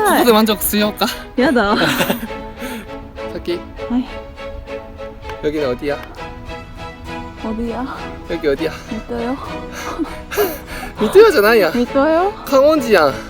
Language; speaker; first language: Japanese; non-native, fluent; Korean